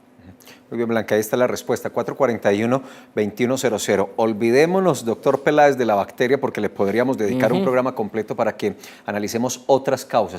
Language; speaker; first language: Spanish; native; Spanish